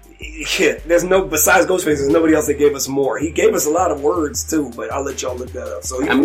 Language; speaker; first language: English; native; English